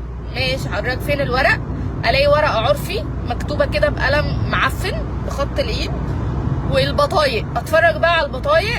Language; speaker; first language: Arabic; native; Arabic